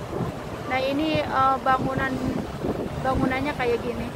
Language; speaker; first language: Indonesian; native; Indonesian